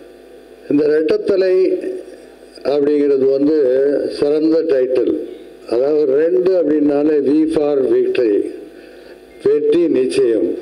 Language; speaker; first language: Tamil; native; Tamil